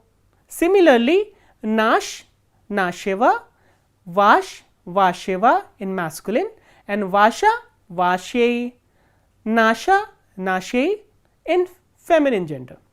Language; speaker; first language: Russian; non-native, fluent; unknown